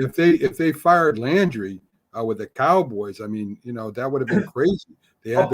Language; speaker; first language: English; native; English